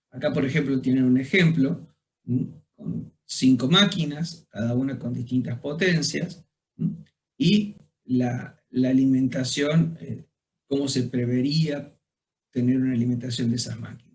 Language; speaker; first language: Spanish; native; Spanish